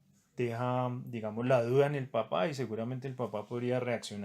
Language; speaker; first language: Spanish; native; Spanish